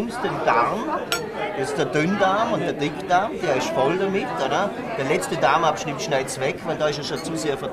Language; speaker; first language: German; native; German